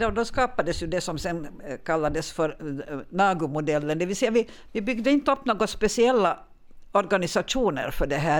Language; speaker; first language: Swedish; native; Swedish